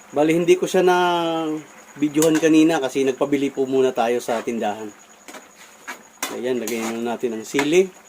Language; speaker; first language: Filipino; non-native, local second language; Bikol